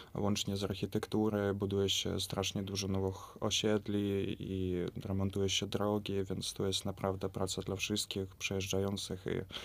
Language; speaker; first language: Polish; non-native, fluent; Russian